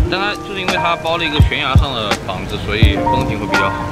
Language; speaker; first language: Chinese; native; Chinese